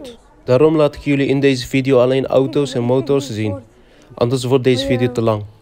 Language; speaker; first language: Dutch; early bilingual, other home language; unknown